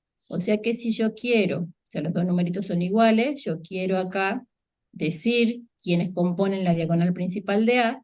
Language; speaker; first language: Spanish; native; Spanish